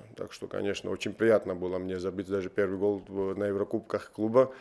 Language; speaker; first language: Russian; non-native, local second language; Georgian